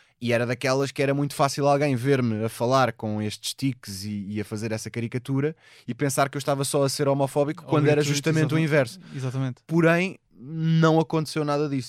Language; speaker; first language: Portuguese; native; Portuguese